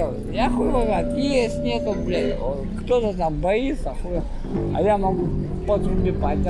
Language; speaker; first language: Russian; native; Russian